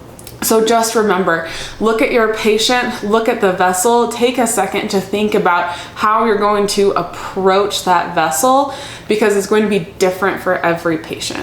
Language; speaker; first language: English; native; English